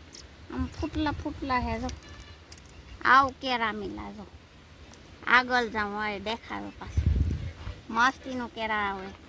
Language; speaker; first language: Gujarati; non-native, learner; Assamese